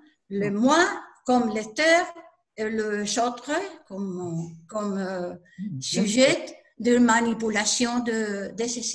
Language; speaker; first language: French; non-native, learner; Spanish